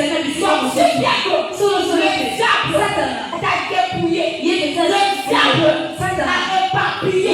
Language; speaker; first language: French; non-native, local second language; Lingala